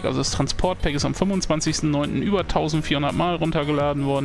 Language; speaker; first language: German; native; German